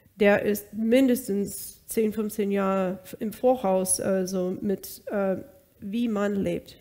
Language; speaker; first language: German; non-native, fluent; English